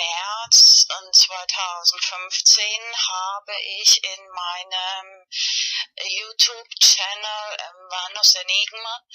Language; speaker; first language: German; non-native, fluent; Spanish